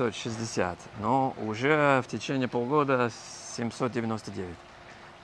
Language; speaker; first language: Russian; non-native, fluent; English